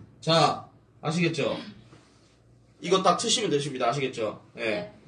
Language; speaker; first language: Korean; native; Korean